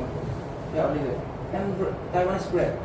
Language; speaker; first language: English; non-native, learner; Indonesian